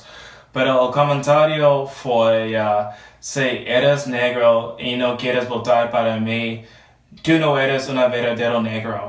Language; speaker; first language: Spanish; non-native, learner; English